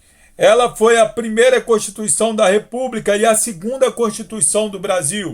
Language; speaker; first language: Portuguese; native; Portuguese